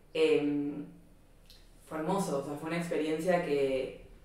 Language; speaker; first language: Spanish; native; Spanish